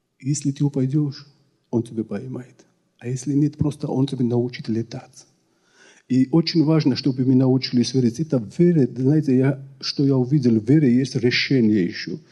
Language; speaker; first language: Russian; non-native, local second language; Georgian